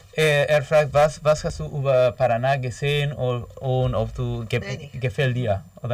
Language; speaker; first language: German; non-native, learner; Spanish